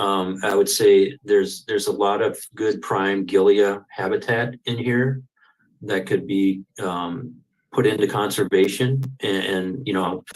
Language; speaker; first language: English; native; English